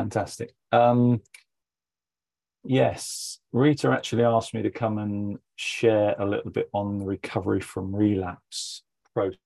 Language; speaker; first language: English; native; English